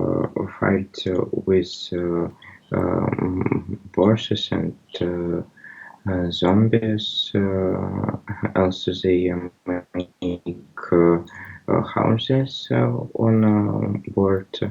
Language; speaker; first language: English; non-native, learner; Russian